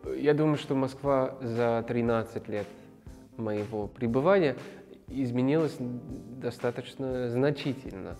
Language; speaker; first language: Russian; non-native, fluent; English